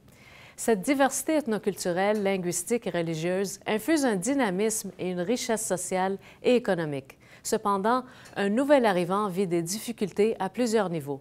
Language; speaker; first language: French; native; French